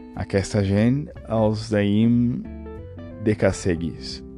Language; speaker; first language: Catalan; non-native, fluent; Portuguese